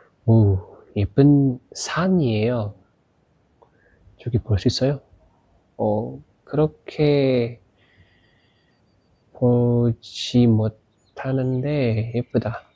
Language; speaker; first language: Korean; non-native, learner; Indonesian